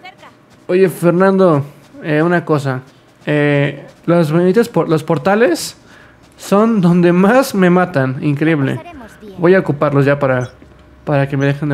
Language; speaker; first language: Spanish; native; Spanish